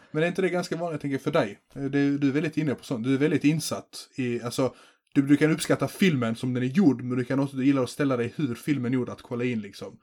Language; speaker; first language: Swedish; early bilingual, other home language; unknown